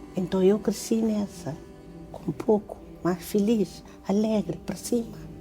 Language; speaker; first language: Portuguese; non-native, local second language; Kabuverdianu